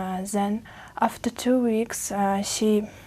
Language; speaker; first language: English; non-native, learner; Uzbek